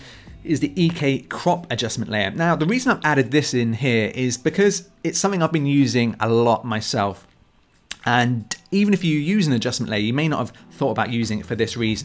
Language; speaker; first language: English; native; English